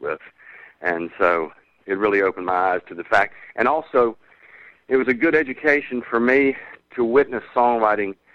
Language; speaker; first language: English; native; English